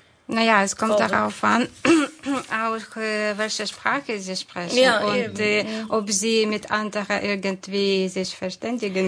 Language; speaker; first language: German; non-native, fluent; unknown